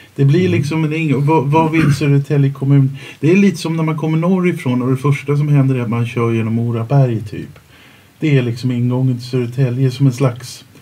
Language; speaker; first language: Swedish; native; Swedish